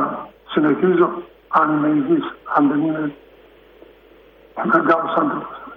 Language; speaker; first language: Greek; non-native, fluent; Serbian